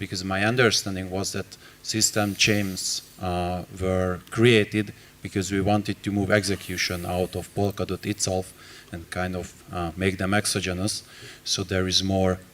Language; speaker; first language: English; non-native, fluent; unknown